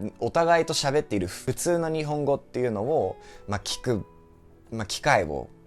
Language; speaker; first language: Japanese; non-native, fluent; English